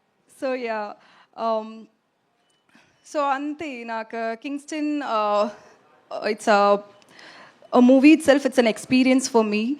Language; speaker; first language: Telugu; non-native, learner; Tamil